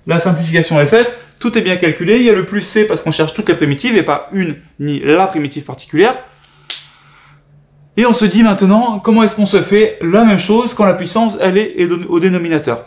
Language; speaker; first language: French; native; French